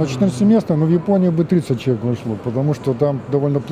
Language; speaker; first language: Russian; native; Russian